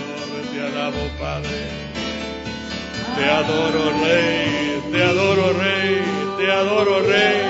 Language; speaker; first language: Spanish; native; Spanish